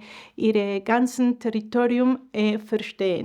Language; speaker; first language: German; non-native, fluent; Spanish